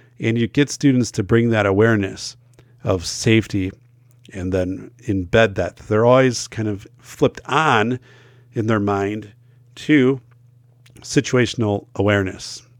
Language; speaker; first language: English; native; English